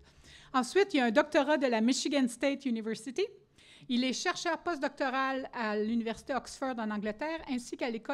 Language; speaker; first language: French; native; French